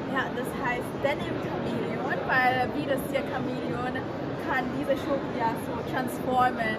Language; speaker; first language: German; early bilingual, heritage; German